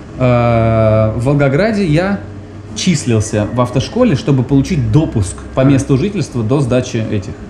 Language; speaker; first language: Russian; native; Russian